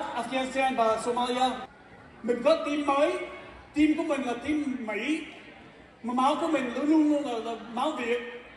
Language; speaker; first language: Vietnamese; early bilingual, heritage; Vietnamese